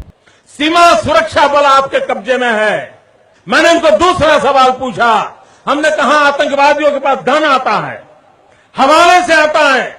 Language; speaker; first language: Hindi; native; Hindi